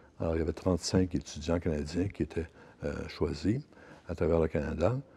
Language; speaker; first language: French; native; French